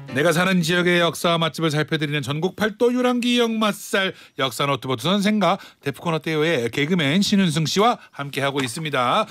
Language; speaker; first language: Korean; native; Korean